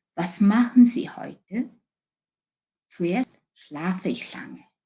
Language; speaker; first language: German; non-native, fluent; Mongolian